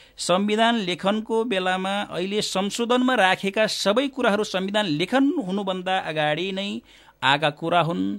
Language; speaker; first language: Nepali; non-native, local second language; Eastern Tamang